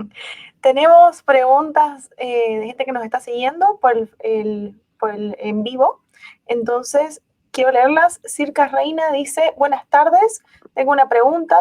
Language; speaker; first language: Spanish; native; Spanish